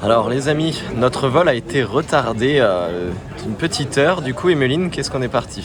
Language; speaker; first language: French; native; French